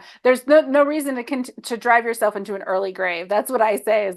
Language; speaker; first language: English; native; English